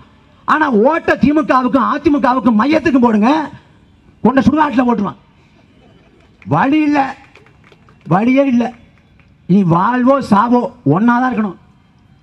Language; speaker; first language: Tamil; native; Tamil